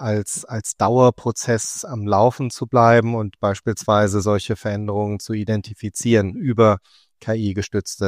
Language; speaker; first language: German; native; German